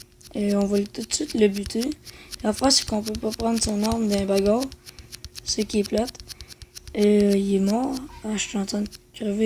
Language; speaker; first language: French; native; French